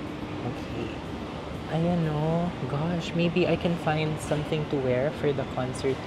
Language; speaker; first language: English; non-native, local second language; Filipino